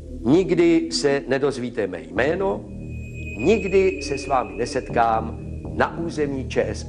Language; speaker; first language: Czech; native; Czech